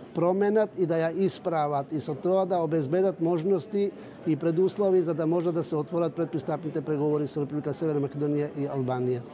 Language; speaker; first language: Macedonian; non-native, local second language; Albanian